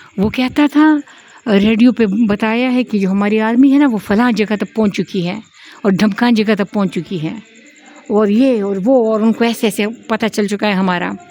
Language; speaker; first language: Urdu; non-native, local second language; Pashto